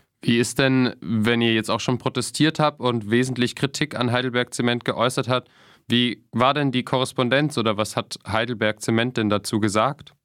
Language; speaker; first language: German; native; German